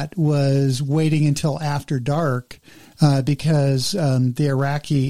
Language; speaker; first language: English; native; English